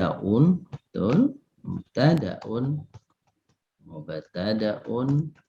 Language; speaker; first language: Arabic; non-native, fluent; Indonesian